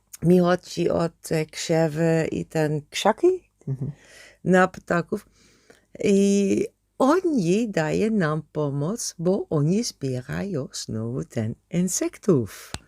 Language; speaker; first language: Polish; non-native, learner; Dutch